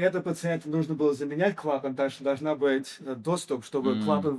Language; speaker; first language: Russian; early bilingual, heritage; English